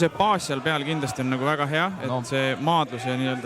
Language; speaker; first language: Estonian; native; Estonian